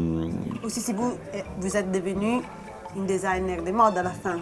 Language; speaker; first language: French; non-native, learner; Italian